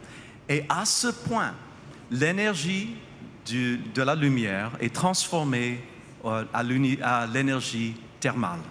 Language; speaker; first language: French; non-native, fluent; English